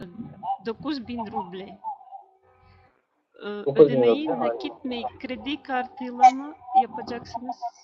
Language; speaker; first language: Turkish; non-native, learner; Russian